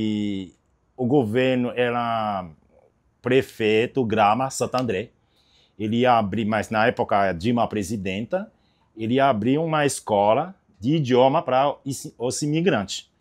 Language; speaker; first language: Portuguese; non-native, learner; Haitian Creole